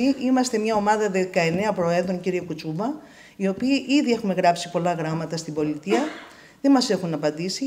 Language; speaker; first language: Greek; native; Greek